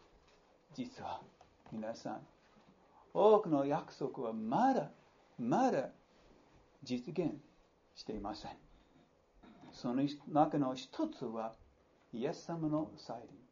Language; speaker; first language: Japanese; non-native, fluent; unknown